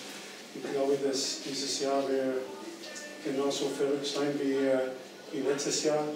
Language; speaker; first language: German; non-native, fluent; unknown